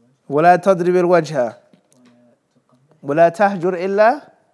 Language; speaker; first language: Arabic; non-native, fluent; English